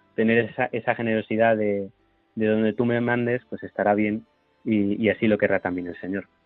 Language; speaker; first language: Spanish; native; Spanish